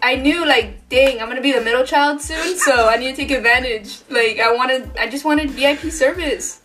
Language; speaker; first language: English; early bilingual, other home language; Spanish